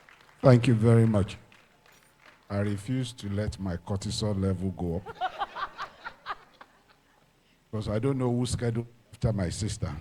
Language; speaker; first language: English; non-native, local second language; Yoruba